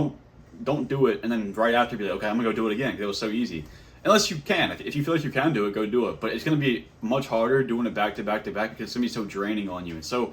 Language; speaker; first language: English; native; English